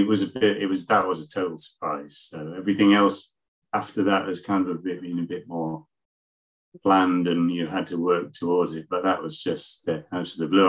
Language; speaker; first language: English; native; English